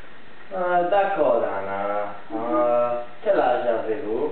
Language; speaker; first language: French; non-native, learner; English